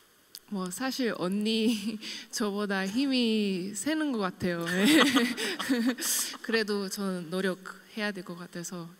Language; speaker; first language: Korean; non-native, fluent; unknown